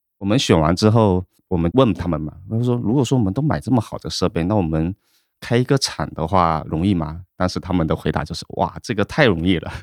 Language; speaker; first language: Chinese; native; Chinese